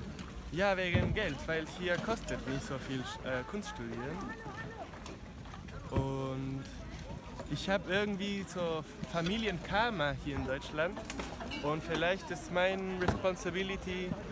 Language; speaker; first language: German; non-native, learner; Spanish